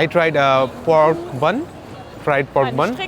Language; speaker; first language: English; non-native, local second language; Hindi